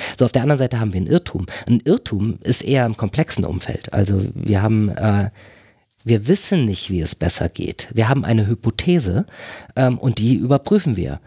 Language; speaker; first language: German; native; German